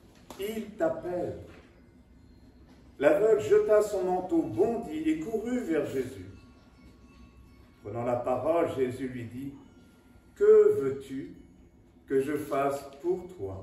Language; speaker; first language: French; native; French